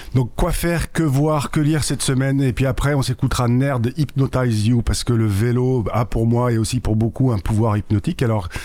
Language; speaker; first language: French; native; French